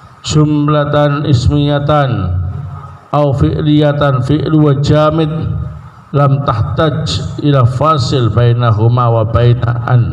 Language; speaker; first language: Arabic; non-native, fluent; Indonesian